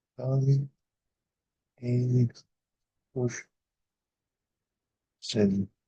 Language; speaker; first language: Dutch; non-native, learner; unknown